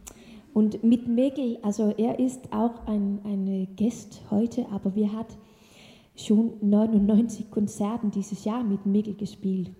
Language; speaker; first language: German; non-native, learner; Danish